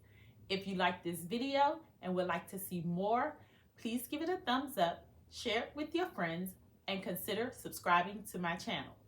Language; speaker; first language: English; native; English